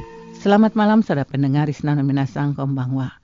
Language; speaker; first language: Japanese; non-native, learner; Indonesian